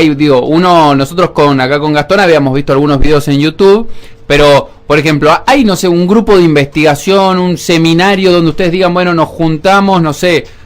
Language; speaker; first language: Spanish; native; Spanish